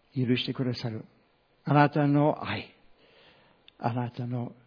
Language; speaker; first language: Japanese; non-native, fluent; English